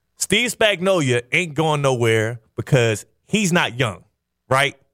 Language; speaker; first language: English; native; English